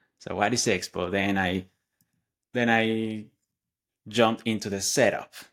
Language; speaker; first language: English; non-native, fluent; Spanish